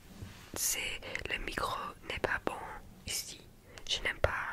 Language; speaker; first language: French; non-native, learner; English